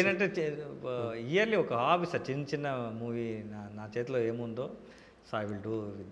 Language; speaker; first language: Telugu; non-native, learner; Kannada